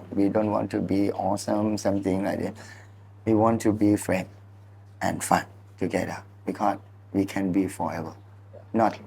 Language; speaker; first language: English; non-native, learner; Thai